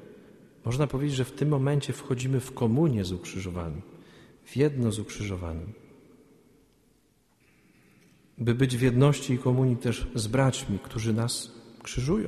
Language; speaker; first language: Polish; native; Polish